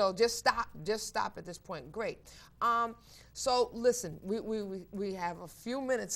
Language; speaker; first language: English; native; English